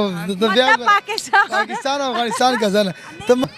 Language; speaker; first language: Hindi; non-native, fluent; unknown